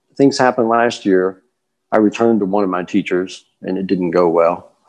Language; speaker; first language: English; native; English